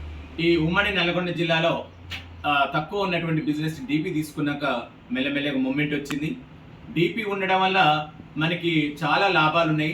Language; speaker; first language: Telugu; native; Telugu